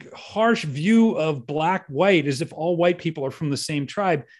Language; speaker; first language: English; native; English